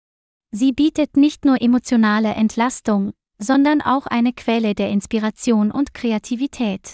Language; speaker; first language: German; non-native, learner; Vietnamese